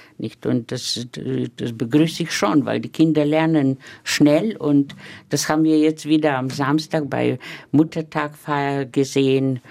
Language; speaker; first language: German; non-native, fluent; Slovenian